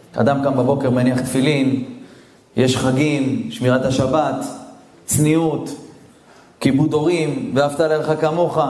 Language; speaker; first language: Hebrew; native; Hebrew